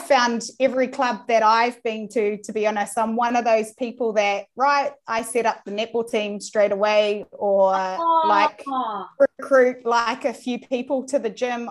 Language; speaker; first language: English; native; English